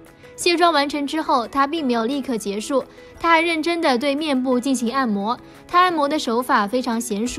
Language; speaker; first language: Chinese; native; Chinese